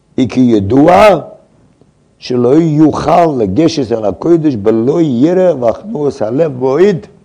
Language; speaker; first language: Hebrew; non-native, fluent; English